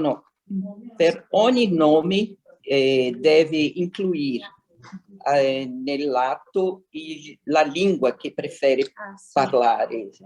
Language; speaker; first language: Italian; non-native, learner; Portuguese